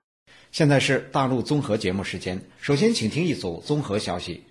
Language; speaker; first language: Chinese; native; Chinese